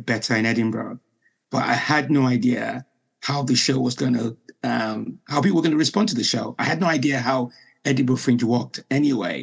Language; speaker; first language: English; non-native, local second language; Yoruba